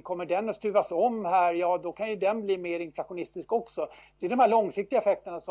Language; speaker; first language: Swedish; native; Swedish